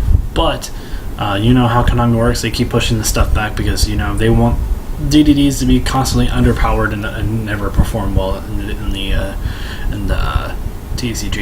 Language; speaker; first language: English; native; English